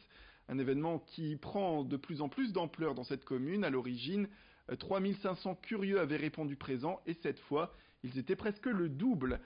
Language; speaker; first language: French; native; French